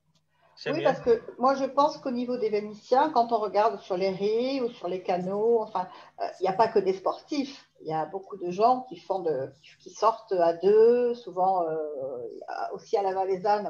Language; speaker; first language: French; native; French